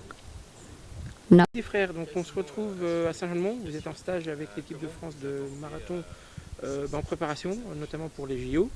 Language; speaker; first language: French; native; French